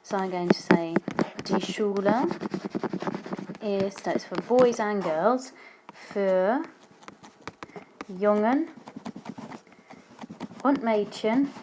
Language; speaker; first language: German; non-native, fluent; English